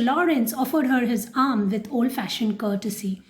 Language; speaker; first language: English; non-native, local second language; Hindi